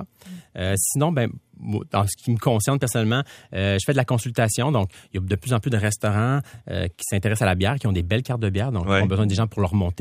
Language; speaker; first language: French; native; French